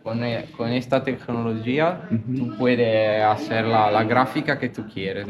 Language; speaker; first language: Spanish; non-native, learner; Italian